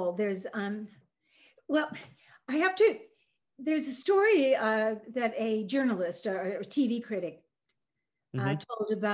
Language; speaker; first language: English; early bilingual, other home language; Norwegian